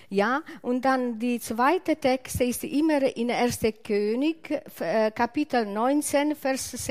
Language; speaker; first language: German; non-native, learner; Italian